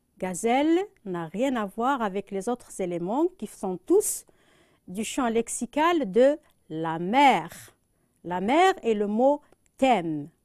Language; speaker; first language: French; non-native, local second language; Arabic